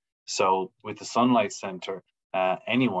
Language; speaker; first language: English; native; English